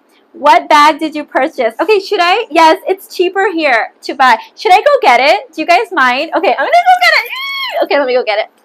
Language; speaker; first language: English; early bilingual, other home language; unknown